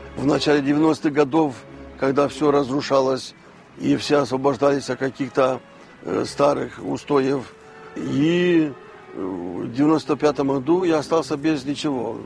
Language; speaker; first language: Russian; non-native, local second language; Romanian